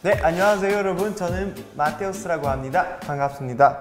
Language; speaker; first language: Korean; non-native, learner; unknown